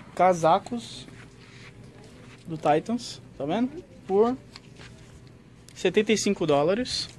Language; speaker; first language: Portuguese; native; Portuguese